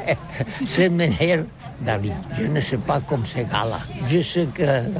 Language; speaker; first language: French; non-native, learner; Catalan